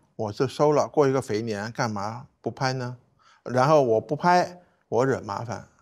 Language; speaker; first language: Chinese; non-native, fluent; Cantonese